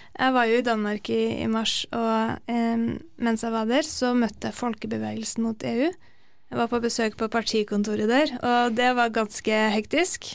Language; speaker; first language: Norwegian; native; Norwegian